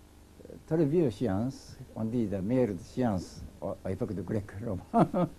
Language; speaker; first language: French; non-native, learner; Japanese